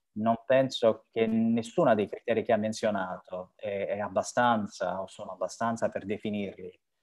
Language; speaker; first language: Italian; non-native, fluent; French